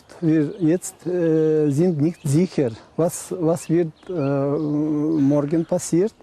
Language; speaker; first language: German; non-native, learner; Chechen